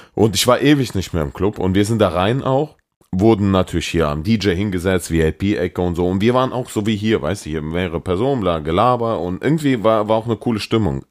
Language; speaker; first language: German; early bilingual, other home language; Russian